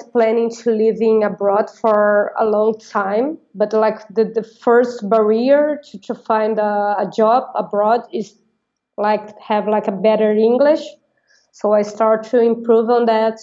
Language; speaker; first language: English; non-native, fluent; Portuguese